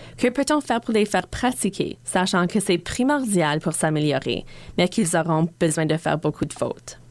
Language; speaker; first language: French; non-native, local second language; English